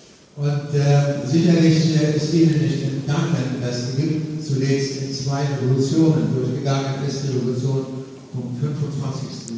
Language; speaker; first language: German; non-native, fluent; Arabic